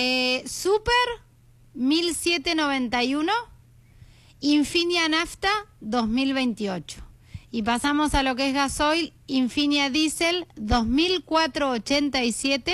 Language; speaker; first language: Spanish; native; Spanish